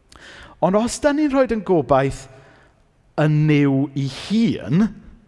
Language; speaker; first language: Welsh; native; Welsh